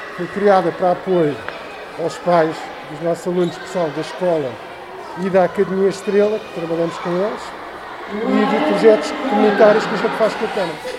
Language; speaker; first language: Portuguese; native; Portuguese